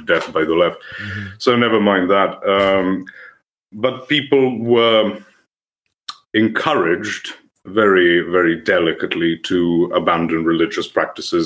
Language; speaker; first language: English; non-native, fluent; Serbian